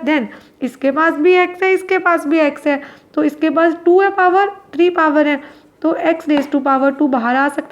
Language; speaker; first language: Hindi; native; Hindi